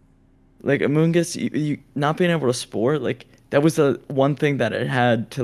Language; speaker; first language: English; native; English